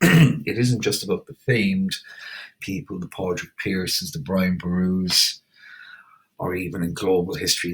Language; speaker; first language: English; native; English